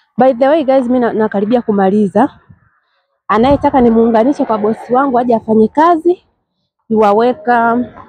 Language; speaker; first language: Swahili; native; Swahili